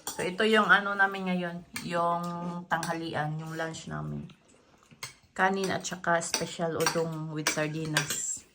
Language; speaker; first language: Filipino; non-native, local second language; Cebuano